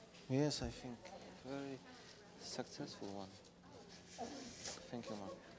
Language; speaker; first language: English; non-native, fluent; Polish